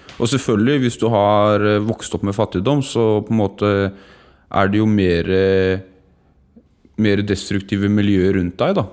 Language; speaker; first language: Norwegian; early bilingual, other home language; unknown